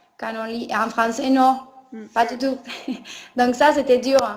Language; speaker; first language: French; non-native, learner; Spanish